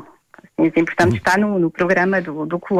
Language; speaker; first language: Portuguese; native; Portuguese